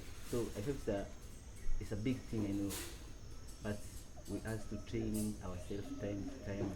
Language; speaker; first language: English; non-native, local second language; Swahili